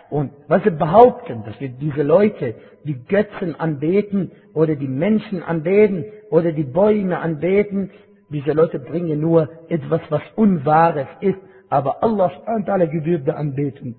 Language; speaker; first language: German; non-native, fluent; Arabic